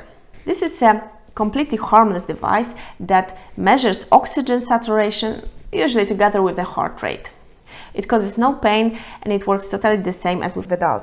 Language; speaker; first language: English; non-native, fluent; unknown